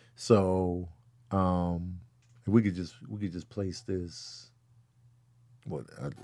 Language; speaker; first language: English; early bilingual, other home language; Yoruba